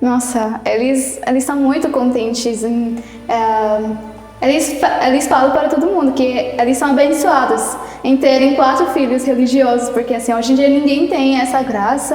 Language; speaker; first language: Portuguese; non-native, fluent; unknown